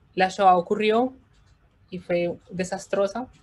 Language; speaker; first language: Spanish; native; Spanish